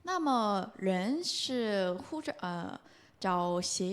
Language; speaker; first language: Chinese; non-native, fluent; Korean